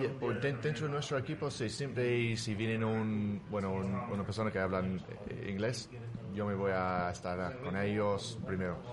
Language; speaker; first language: Spanish; non-native, fluent; English